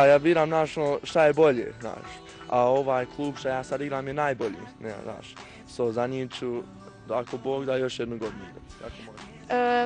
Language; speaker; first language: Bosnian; early bilingual, heritage; Croatian